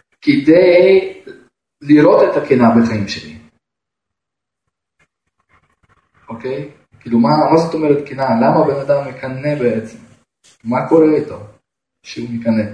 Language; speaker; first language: Hebrew; non-native, fluent; Russian